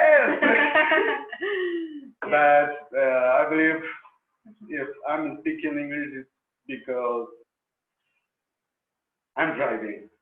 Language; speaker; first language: English; non-native, learner; Spanish